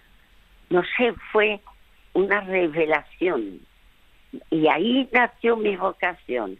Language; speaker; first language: Spanish; early bilingual, other home language; French